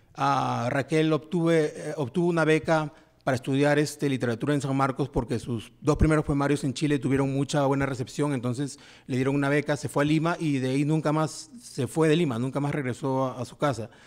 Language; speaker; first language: Spanish; native; Spanish